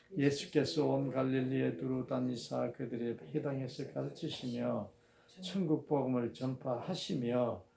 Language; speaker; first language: Korean; native; Korean